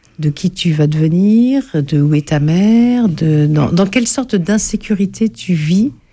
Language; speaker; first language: French; native; French